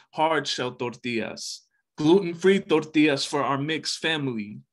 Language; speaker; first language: English; early bilingual, other home language; Spanish